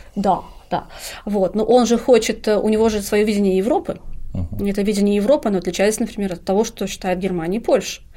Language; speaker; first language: Russian; native; Russian